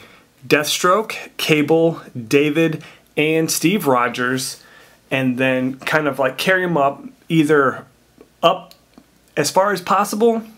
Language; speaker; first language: English; native; English